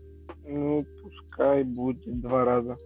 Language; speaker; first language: Russian; native; Russian